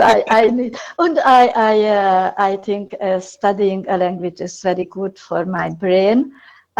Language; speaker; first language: English; non-native, learner; Hungarian